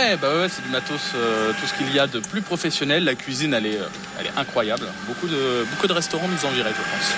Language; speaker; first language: French; native; French